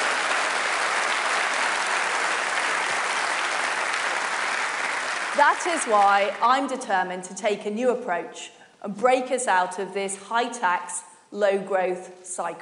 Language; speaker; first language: English; native; English